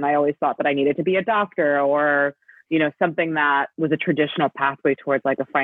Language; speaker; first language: English; native; English